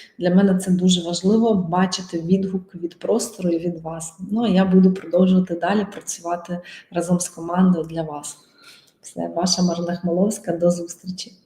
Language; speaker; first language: Ukrainian; non-native, local second language; Russian